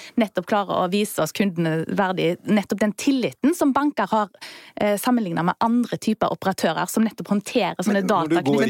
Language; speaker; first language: Norwegian; native; Norwegian